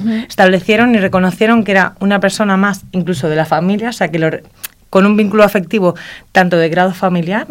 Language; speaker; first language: Spanish; native; Spanish